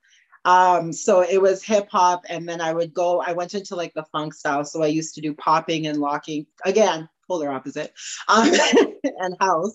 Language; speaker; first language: English; native; English